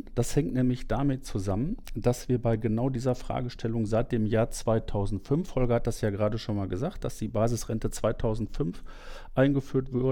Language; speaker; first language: German; native; German